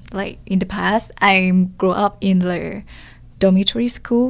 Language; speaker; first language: English; non-native, learner; Thai